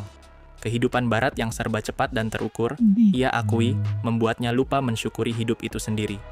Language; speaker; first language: Indonesian; native; Indonesian